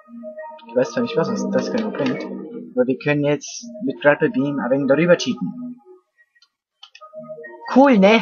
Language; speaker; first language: German; native; German